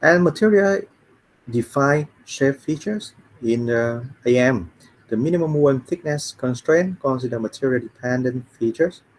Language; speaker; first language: English; non-native, fluent; Vietnamese